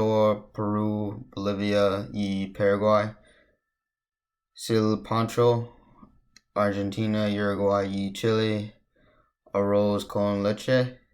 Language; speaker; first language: Spanish; non-native, learner; English